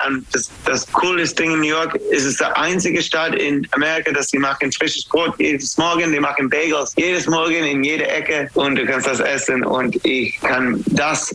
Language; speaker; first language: German; non-native, learner; English